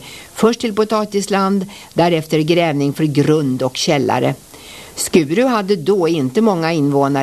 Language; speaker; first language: Swedish; native; Swedish